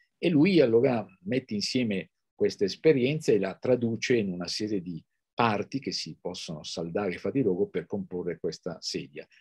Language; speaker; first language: Italian; native; Italian